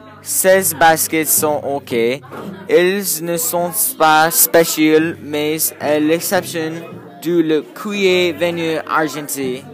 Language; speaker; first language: French; non-native, learner; English